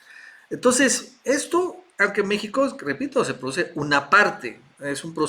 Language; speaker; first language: Spanish; native; Spanish